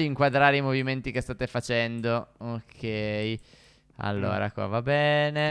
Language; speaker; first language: Italian; native; Italian